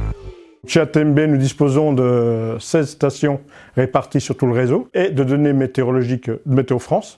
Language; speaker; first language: French; native; French